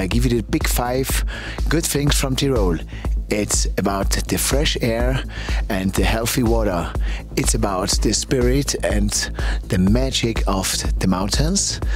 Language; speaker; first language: English; non-native, fluent; German